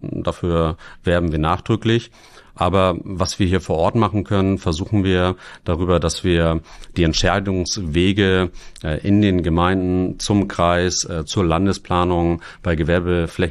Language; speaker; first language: German; native; German